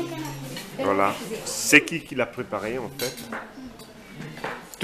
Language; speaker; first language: French; non-native, fluent; Italian